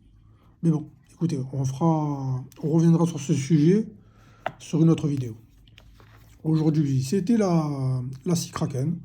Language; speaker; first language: French; native; French